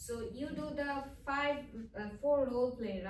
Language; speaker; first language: English; non-native, fluent; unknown